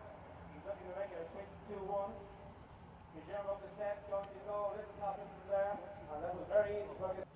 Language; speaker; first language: English; native; English